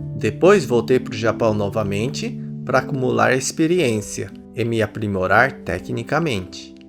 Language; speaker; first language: Portuguese; early bilingual, other home language; Japanese